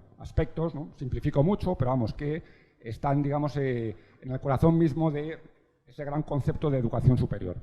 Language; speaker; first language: Spanish; native; Spanish